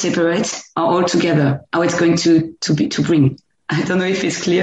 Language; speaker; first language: English; non-native, fluent; French